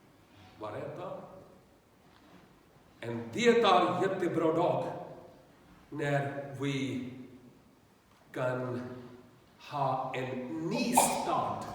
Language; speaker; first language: Swedish; non-native, learner; Urdu